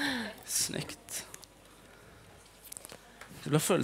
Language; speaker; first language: Swedish; native; Swedish